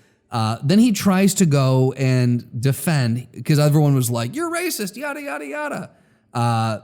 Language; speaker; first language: English; native; English